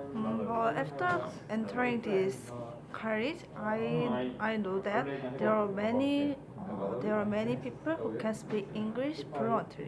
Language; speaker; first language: English; non-native, learner; Korean